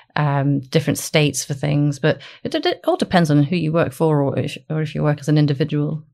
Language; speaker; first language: English; native; English